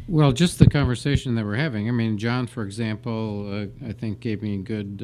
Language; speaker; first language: English; native; English